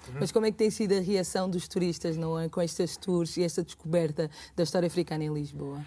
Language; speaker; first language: Portuguese; native; Portuguese